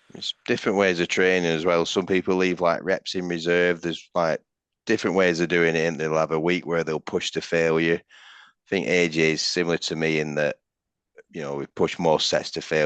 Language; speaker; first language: English; native; English